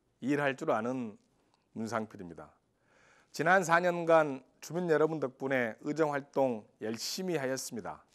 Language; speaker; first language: Korean; native; Korean